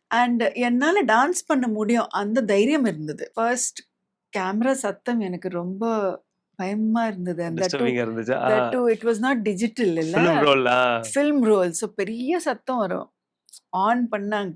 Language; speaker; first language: Tamil; non-native, local second language; English